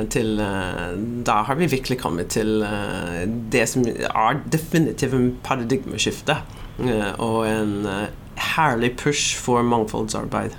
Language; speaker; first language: Norwegian; non-native, fluent; English